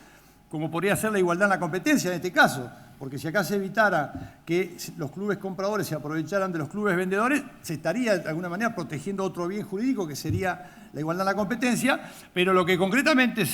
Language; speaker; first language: Spanish; native; Spanish